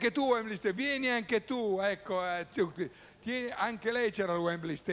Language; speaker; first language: Italian; native; Italian